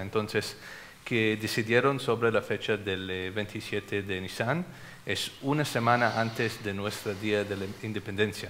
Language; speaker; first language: Spanish; non-native, fluent; Hebrew